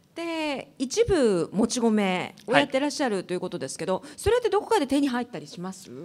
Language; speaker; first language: Japanese; native; Japanese